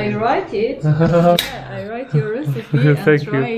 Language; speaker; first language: English; non-native, learner; Persian